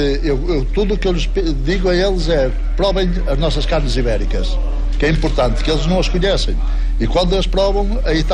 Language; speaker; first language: Spanish; non-native, learner; Portuguese